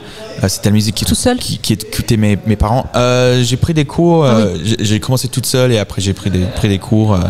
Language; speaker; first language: French; non-native, fluent; English